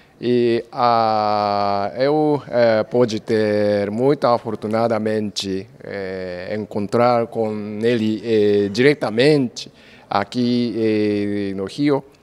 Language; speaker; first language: Portuguese; non-native, fluent; Japanese